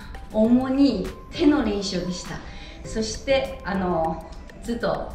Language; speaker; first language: Japanese; non-native, fluent; Chinese